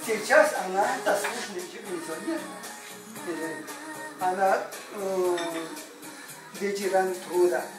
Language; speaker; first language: Russian; non-native, learner; Chinese